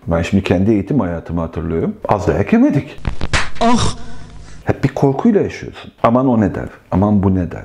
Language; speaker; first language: Turkish; native; Turkish